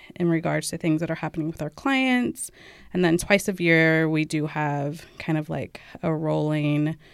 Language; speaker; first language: English; early bilingual, other home language; Amharic